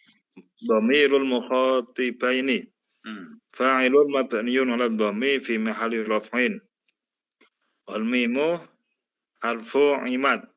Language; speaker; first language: Arabic; non-native, learner; Indonesian